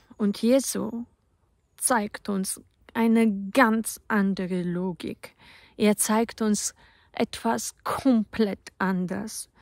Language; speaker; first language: German; non-native, fluent; Polish